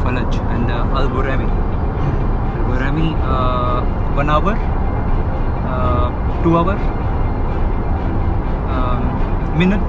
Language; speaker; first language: Hindi; native; Hindi